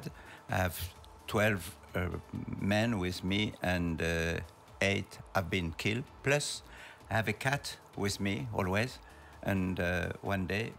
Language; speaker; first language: English; non-native, learner; French